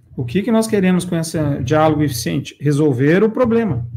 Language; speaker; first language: Portuguese; native; Portuguese